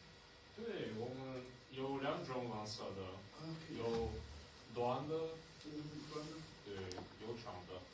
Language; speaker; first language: Chinese; non-native, learner; Somali